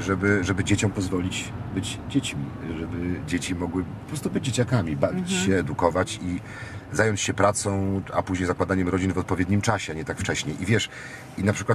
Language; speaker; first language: Polish; native; Polish